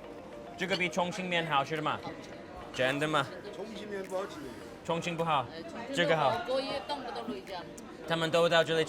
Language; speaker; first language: Chinese; non-native, fluent; English